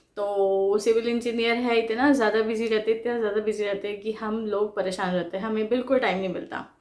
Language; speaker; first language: Hindi; non-native, local second language; Bangla